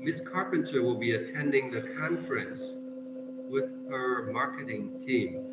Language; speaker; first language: English; non-native, fluent; Vietnamese